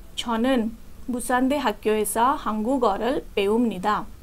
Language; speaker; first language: Korean; non-native, learner; Marathi